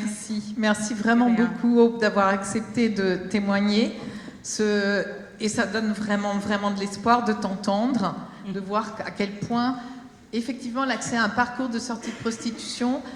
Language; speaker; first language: French; native; French